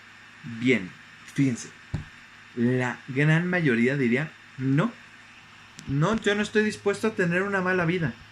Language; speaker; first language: Spanish; native; Spanish